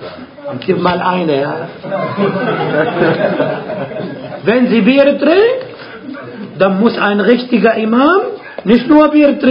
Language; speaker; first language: German; non-native, fluent; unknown